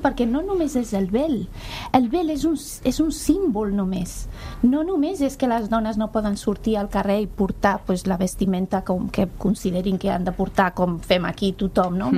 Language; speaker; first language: Catalan; non-native, fluent; Persian